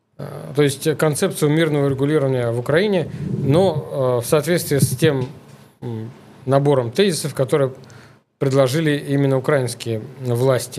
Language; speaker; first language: Russian; native; Russian